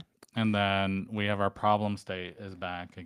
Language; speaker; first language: English; native; English